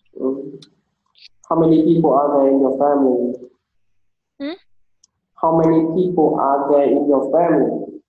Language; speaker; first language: English; non-native, learner; Vietnamese